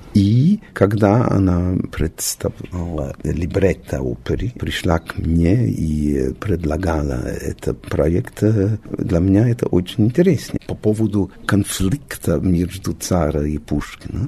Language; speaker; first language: Russian; non-native, learner; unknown